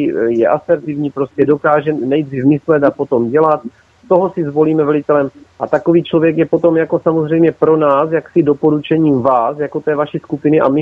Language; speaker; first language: Czech; native; Czech